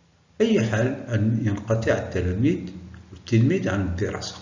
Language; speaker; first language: Arabic; native; Arabic